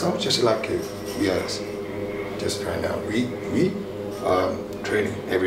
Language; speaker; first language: English; non-native, learner; Tibetan